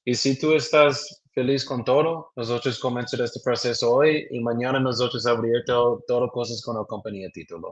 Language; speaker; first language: Spanish; non-native, learner; English